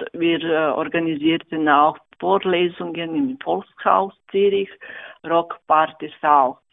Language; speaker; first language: German; non-native, fluent; Serbian